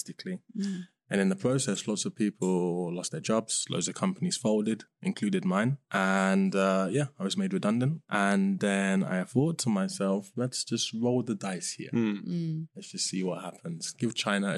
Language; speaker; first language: English; native; English